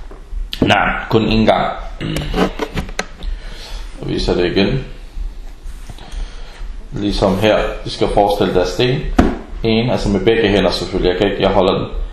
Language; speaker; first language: Danish; early bilingual, other home language; Arabic